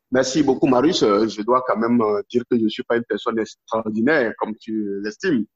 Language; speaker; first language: French; non-native, local second language; Yoruba